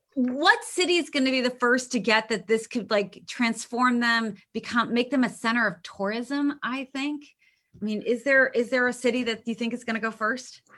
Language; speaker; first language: English; native; English